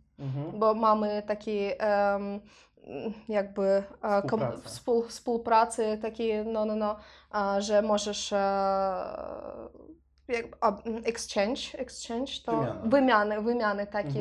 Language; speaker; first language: Polish; non-native, learner; Russian